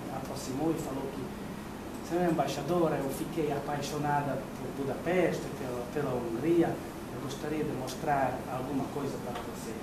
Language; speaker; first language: Portuguese; non-native, fluent; Hungarian